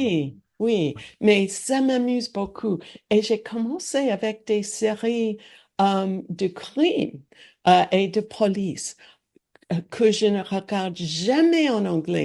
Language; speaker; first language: French; non-native, learner; English